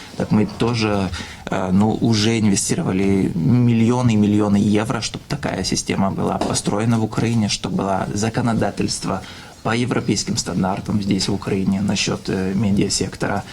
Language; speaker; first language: Russian; non-native, fluent; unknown